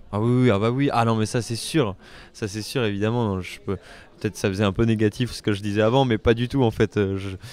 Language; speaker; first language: French; native; French